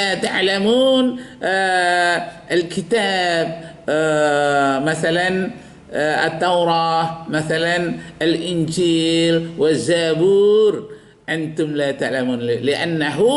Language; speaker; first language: Arabic; non-native, fluent; Indonesian